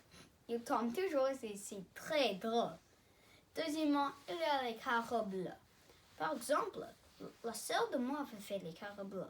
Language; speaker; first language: French; non-native, learner; English